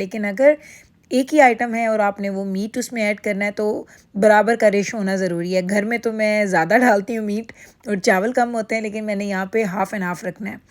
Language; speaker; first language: Urdu; native; Urdu